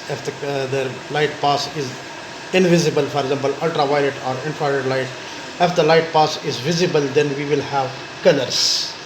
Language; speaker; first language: English; non-native, local second language; Pashto